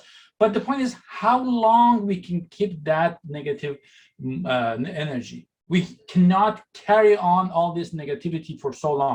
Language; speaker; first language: English; non-native, fluent; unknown